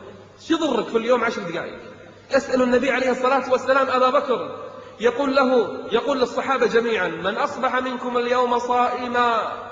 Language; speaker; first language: Arabic; native; Arabic